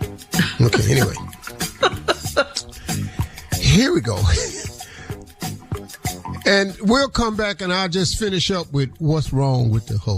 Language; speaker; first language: English; native; English